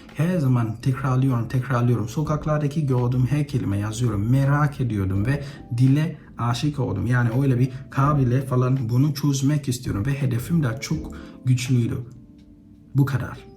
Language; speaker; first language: Turkish; non-native, fluent; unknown